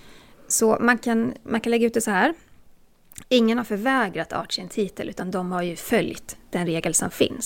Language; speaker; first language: Swedish; native; Swedish